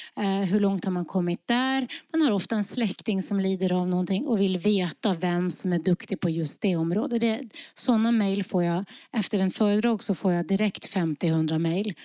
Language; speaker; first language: Swedish; early bilingual, other home language; Norwegian